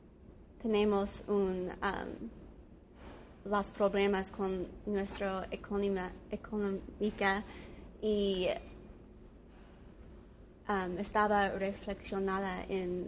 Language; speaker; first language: Spanish; non-native, learner; English